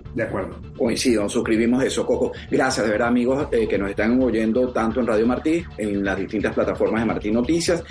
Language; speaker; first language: Spanish; native; Spanish